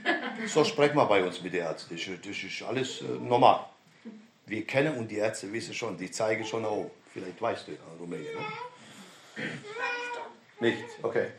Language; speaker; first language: German; non-native, fluent; Romanian